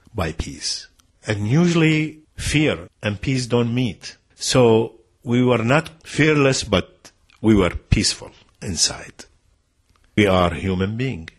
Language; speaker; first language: English; non-native, fluent; Arabic